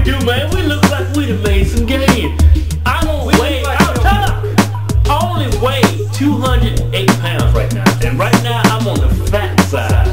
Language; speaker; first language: English; native; English